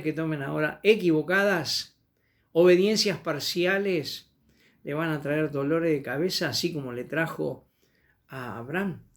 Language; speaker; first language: Spanish; native; Spanish